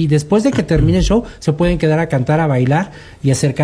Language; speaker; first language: Spanish; native; Spanish